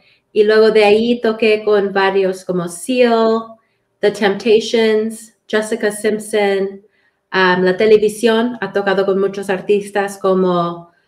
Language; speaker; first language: Spanish; early bilingual, heritage; Spanish